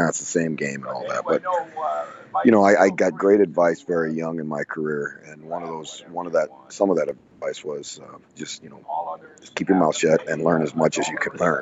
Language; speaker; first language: English; native; English